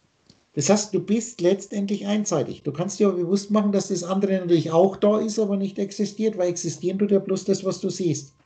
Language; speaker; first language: German; native; German